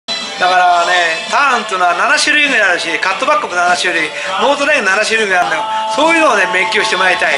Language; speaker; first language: Japanese; native; Japanese